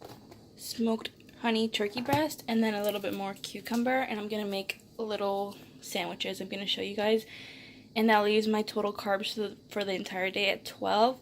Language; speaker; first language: English; native; English